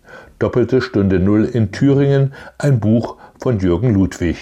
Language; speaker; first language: German; native; German